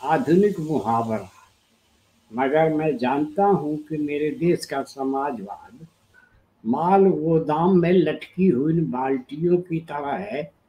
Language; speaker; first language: Hindi; native; Hindi